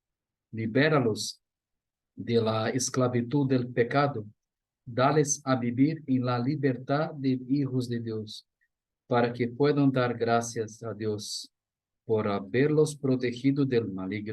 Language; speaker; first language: Spanish; non-native, fluent; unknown